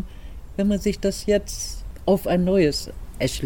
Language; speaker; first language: German; native; German